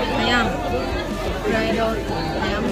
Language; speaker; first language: Indonesian; non-native, learner; Japanese